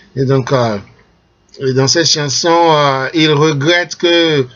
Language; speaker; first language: French; non-native, local second language; Ewe